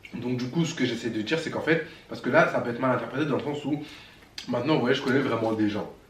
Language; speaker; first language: French; early bilingual, other home language; Bambara